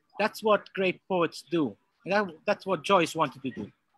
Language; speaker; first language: English; non-native, fluent; Italian